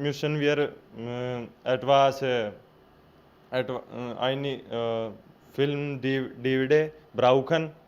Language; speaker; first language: German; non-native, learner; Hindi